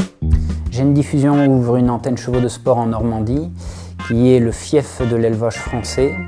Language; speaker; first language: French; native; French